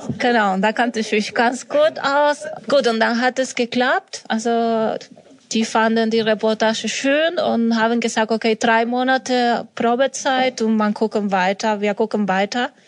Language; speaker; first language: German; non-native, fluent; Spanish